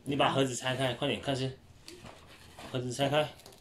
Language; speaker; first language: Chinese; native; Chinese